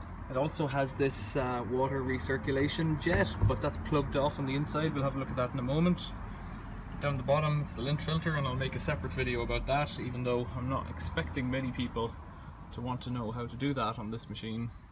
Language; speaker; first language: English; native; English